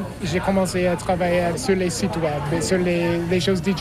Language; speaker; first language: French; non-native, fluent; English